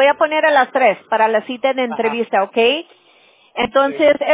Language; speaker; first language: Spanish; early bilingual, heritage; Spanish